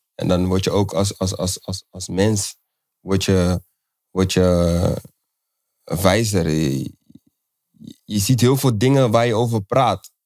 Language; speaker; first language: Dutch; native; Dutch